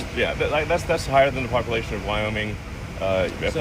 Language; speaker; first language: English; native; English